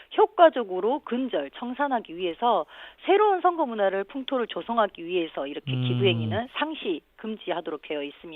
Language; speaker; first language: Korean; native; Korean